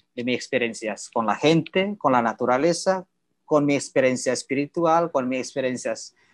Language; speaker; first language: Spanish; non-native, fluent; Indonesian